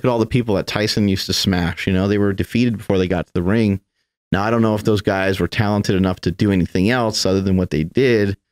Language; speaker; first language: English; native; English